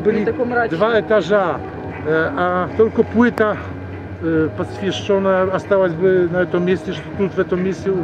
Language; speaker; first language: Russian; non-native, learner; Polish